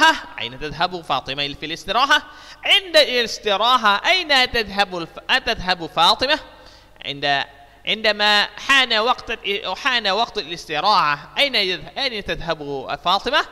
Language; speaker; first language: Arabic; non-native, fluent; Indonesian